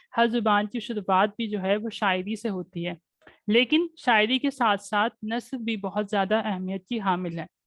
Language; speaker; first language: Urdu; native; Urdu